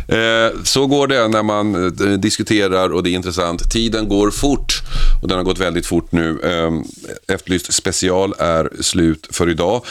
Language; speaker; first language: Swedish; native; Swedish